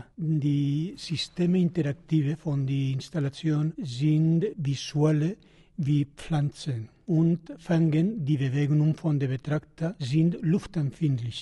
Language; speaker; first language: German; non-native, learner; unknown